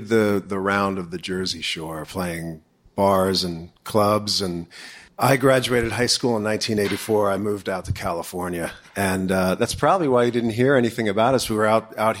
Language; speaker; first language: English; native; English